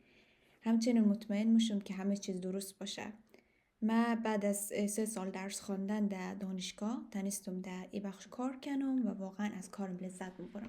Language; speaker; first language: Persian; early bilingual, heritage; Persian